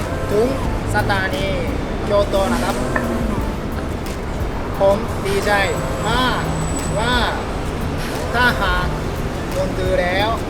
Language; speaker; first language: Thai; non-native, fluent; Japanese